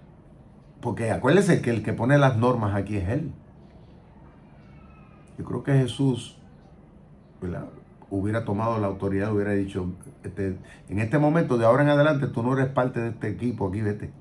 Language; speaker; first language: Spanish; native; Spanish